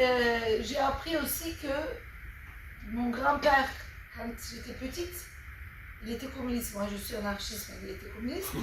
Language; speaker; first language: French; non-native, fluent; Turkish